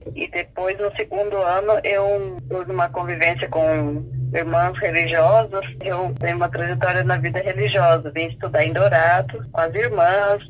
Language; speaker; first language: Portuguese; non-native, local second language; Guarani